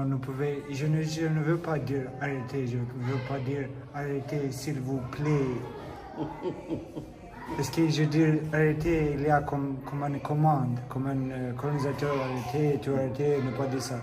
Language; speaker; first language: French; non-native, learner; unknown